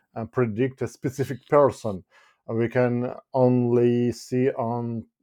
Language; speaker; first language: English; non-native, fluent; Ukrainian